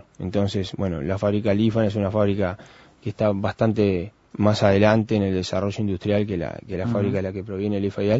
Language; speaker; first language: Spanish; native; Spanish